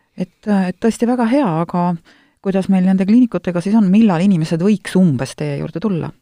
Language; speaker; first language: Estonian; native; Estonian